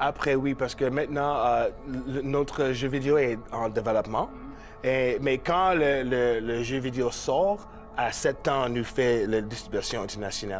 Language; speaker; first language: French; non-native, local second language; English